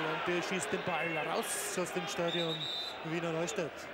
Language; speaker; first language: German; native; German